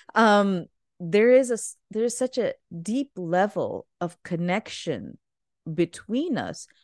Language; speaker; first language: English; non-native, local second language; Urdu